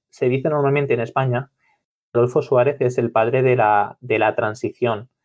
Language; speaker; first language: Spanish; non-native, local second language; Catalan